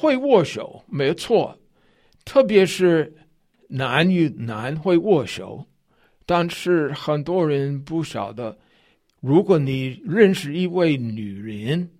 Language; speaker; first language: Chinese; non-native, fluent; English